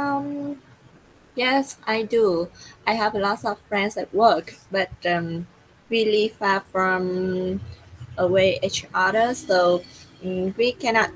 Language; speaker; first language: English; non-native, learner; Vietnamese